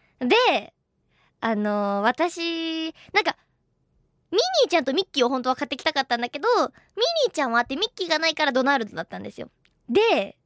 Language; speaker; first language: Japanese; native; Japanese